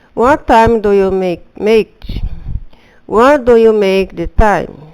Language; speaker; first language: English; non-native, fluent; Portuguese